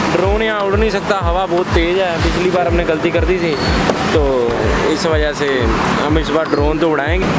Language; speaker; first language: Hindi; non-native, local second language; Punjabi